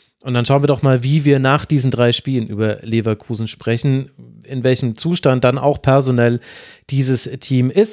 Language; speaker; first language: German; native; German